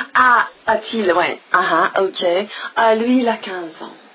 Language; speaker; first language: French; non-native, fluent; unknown